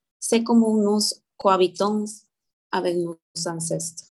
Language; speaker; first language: French; non-native, learner; Spanish